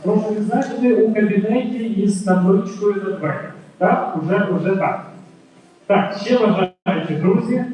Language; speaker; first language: Ukrainian; native; Ukrainian